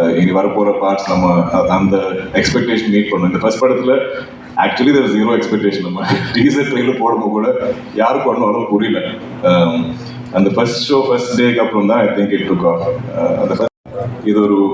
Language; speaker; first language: Tamil; non-native, local second language; Malayalam